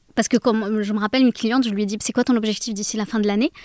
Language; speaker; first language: French; native; French